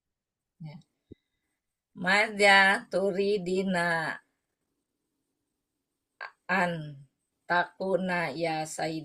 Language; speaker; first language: Arabic; non-native, learner; Indonesian